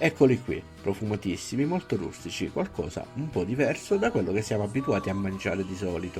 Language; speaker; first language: Italian; native; Italian